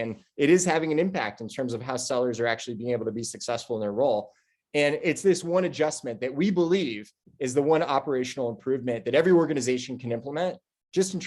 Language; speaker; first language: English; native; English